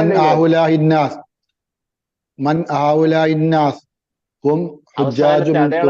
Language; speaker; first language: Arabic; non-native, learner; Malayalam